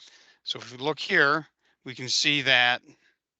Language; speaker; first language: English; native; English